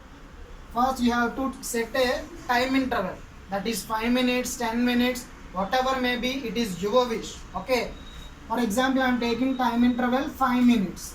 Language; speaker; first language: English; non-native, local second language; Telugu